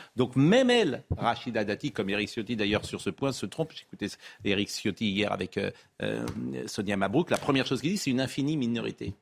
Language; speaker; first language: French; native; French